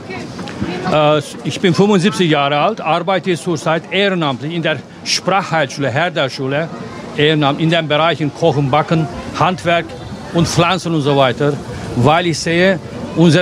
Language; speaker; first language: German; non-native, fluent; Turkish